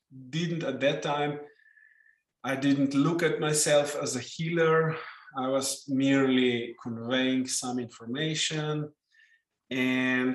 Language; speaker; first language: English; non-native, fluent; Slovenian